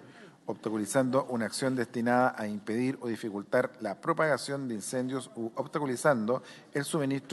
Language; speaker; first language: Spanish; native; Spanish